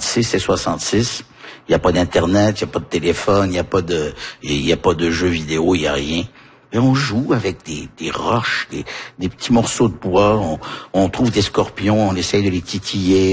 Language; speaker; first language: French; early bilingual, heritage; French